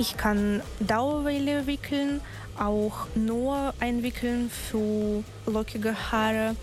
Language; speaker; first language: German; non-native, learner; Russian